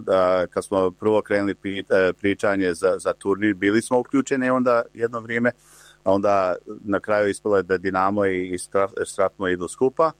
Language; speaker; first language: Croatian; early bilingual, heritage; Croatian